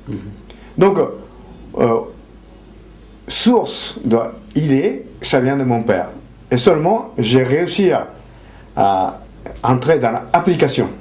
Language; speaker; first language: French; non-native, fluent; Japanese